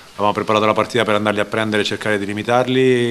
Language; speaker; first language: Italian; native; Italian